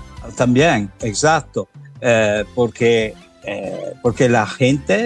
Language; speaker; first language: Spanish; non-native, learner; Italian